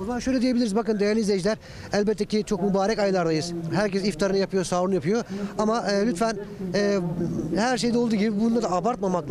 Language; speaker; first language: Turkish; native; Turkish